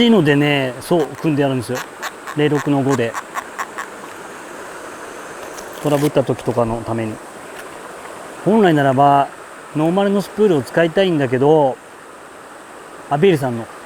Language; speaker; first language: Japanese; native; Japanese